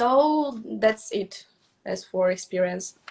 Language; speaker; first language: English; non-native, fluent; Russian